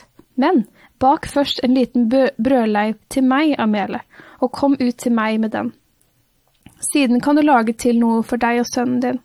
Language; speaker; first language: Norwegian; native; Norwegian